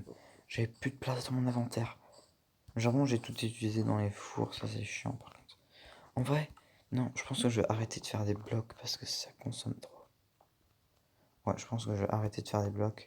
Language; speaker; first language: French; native; French